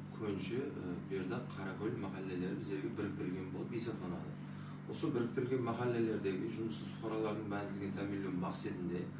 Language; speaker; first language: Uzbek; non-native, local second language; Kara-Kalpak